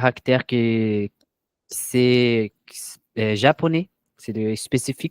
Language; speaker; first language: French; non-native, learner; Portuguese